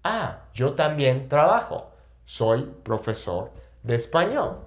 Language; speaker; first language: Spanish; non-native, fluent; English